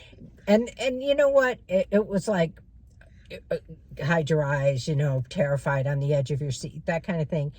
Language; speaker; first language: English; native; English